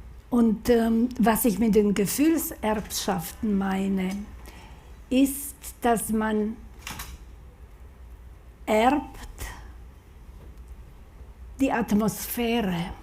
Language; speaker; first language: German; non-native, fluent; Slovak